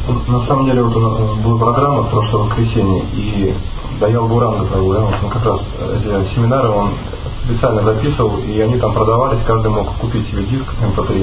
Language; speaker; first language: Russian; native; Russian